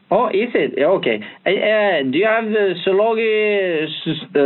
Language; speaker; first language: English; non-native, learner; Norwegian